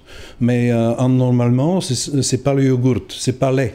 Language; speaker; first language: French; non-native, fluent; Bulgarian